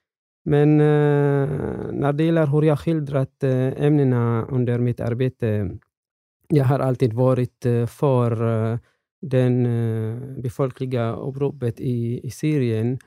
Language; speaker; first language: Swedish; non-native, fluent; Arabic